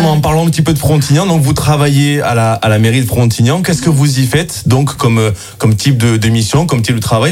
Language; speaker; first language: French; native; French